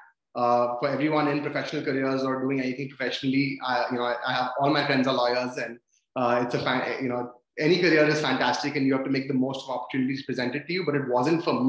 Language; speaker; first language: English; non-native, local second language; Hindi